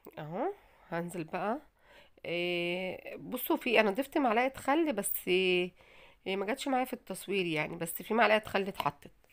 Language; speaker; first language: Arabic; native; Arabic